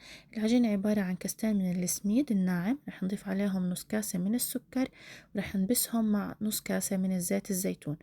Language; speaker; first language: Arabic; native; Arabic